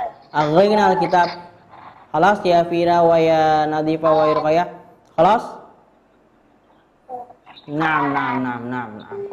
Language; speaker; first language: Arabic; non-native, fluent; Indonesian